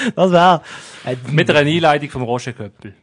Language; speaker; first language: German; native; German